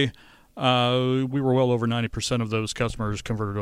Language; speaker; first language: English; native; English